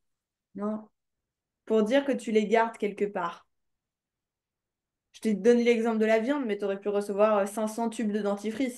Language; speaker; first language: French; native; French